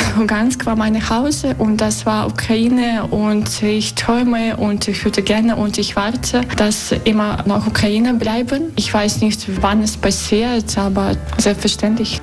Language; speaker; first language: German; non-native, learner; Russian